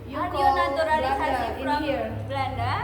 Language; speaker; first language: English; non-native, learner; Indonesian